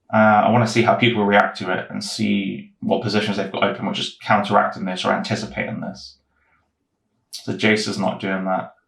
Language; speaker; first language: English; native; English